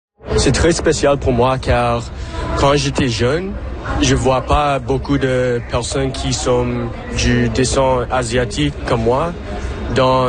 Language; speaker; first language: French; non-native, local second language; English